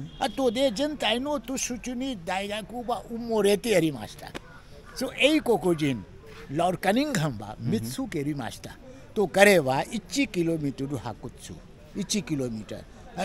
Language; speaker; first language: Japanese; non-native, learner; Hindi